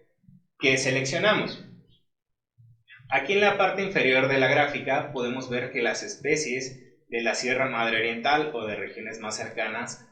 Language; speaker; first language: Spanish; native; Spanish